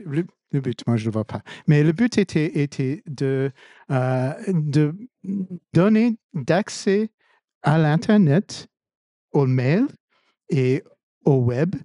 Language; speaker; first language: French; non-native, fluent; English